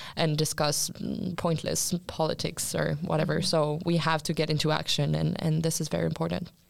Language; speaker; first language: English; non-native, fluent; French